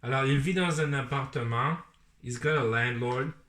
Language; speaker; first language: French; non-native, learner; English